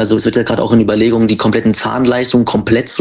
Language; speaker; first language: German; native; German